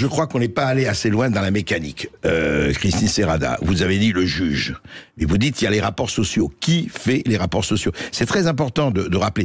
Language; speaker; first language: French; native; French